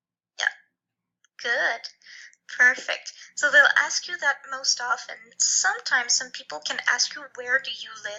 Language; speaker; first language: English; non-native, fluent; French